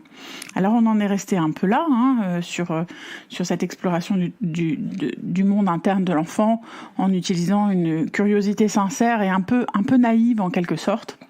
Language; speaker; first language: French; native; French